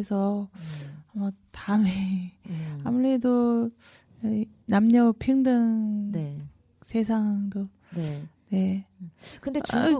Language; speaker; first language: Korean; non-native, learner; Chinese